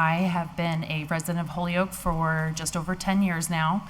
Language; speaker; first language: English; native; English